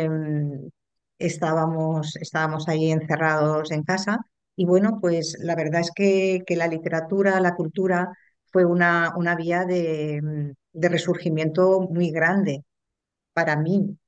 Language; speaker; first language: Spanish; native; Spanish